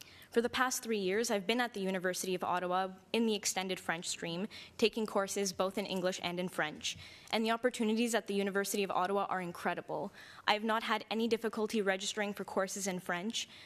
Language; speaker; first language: English; early bilingual, other home language; Romanian